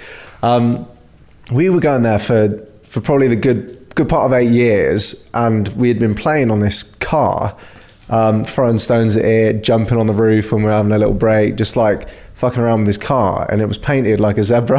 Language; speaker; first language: English; native; English